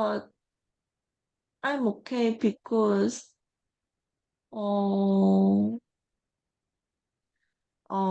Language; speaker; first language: English; non-native, learner; Korean